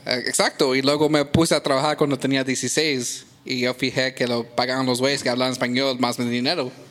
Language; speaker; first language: Spanish; early bilingual, heritage; Spanish